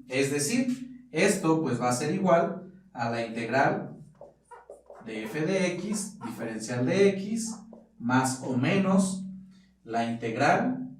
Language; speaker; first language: Spanish; native; Spanish